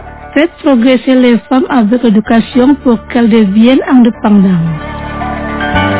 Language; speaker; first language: French; non-native, fluent; Indonesian